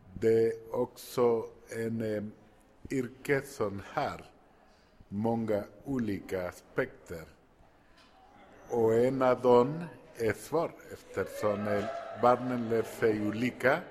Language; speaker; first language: Swedish; non-native, fluent; Spanish